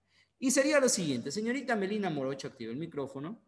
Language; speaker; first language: Spanish; native; Spanish